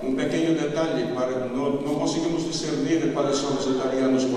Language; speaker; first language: Spanish; native; Spanish